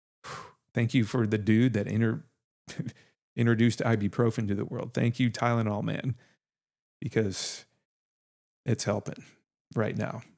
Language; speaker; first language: English; native; English